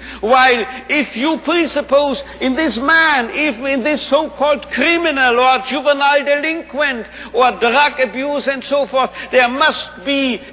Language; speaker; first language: English; non-native, fluent; German